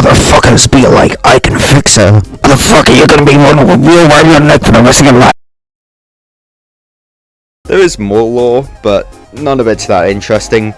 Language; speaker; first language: English; native; English